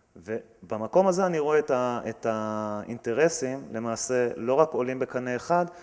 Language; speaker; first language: Hebrew; native; Hebrew